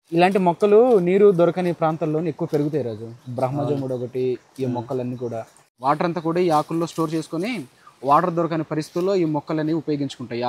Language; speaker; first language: Telugu; non-native, local second language; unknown